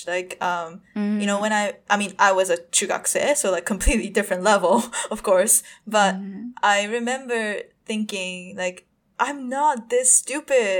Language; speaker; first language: English; non-native, fluent; Japanese